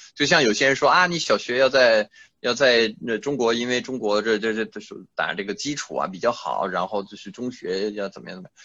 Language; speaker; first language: Chinese; non-native, fluent; French